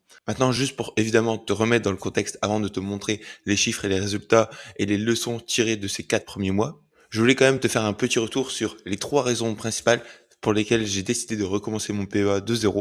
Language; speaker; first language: French; native; French